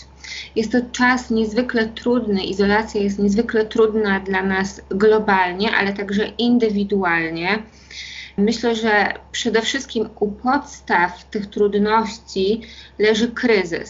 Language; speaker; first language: Polish; native; Polish